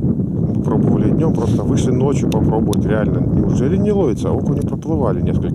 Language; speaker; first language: Russian; native; Russian